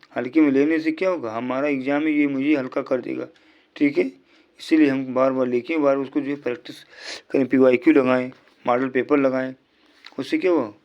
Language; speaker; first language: Urdu; native; Urdu